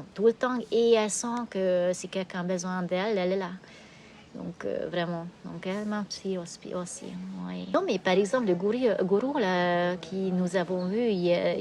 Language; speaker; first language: French; non-native, fluent; Hungarian